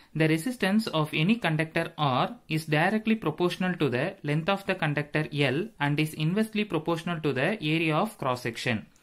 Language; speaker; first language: English; non-native, local second language; Tamil